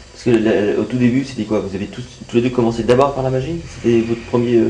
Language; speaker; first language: French; native; French